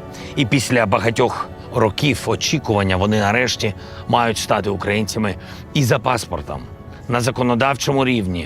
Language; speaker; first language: Ukrainian; non-native, local second language; Russian